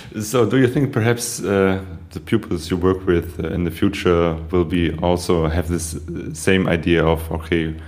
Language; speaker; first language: English; non-native, fluent; German